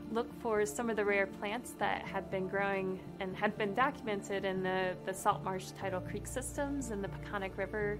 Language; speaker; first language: English; native; English